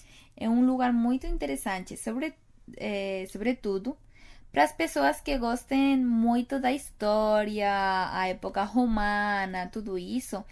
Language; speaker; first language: Portuguese; non-native, fluent; Spanish